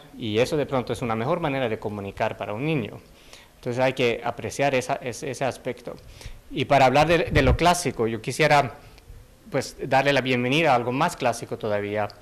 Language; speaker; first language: Spanish; non-native, fluent; Finnish